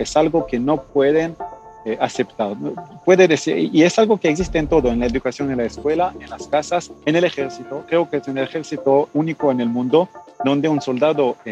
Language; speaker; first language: Spanish; non-native, fluent; Hebrew